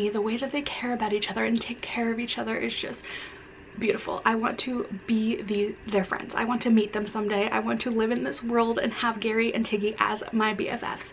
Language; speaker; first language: English; native; English